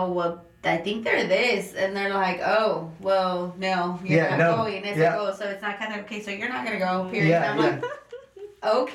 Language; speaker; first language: English; early bilingual, other home language; Spanish